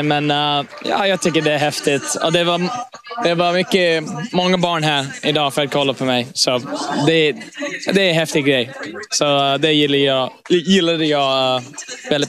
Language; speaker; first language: Swedish; early bilingual, heritage; English